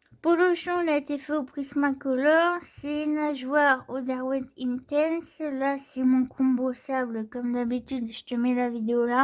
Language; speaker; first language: French; native; French